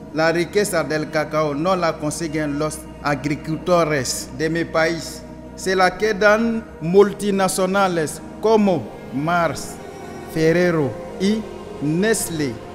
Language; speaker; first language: Spanish; non-native, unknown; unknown